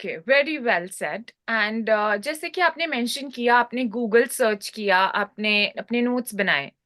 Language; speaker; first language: Hindi; native; Hindi